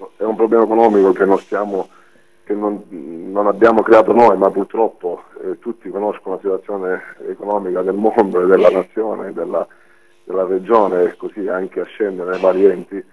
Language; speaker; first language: Italian; native; Italian